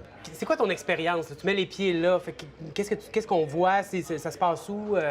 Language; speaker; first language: French; native; French